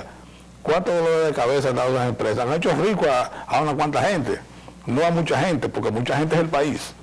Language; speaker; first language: Spanish; native; Spanish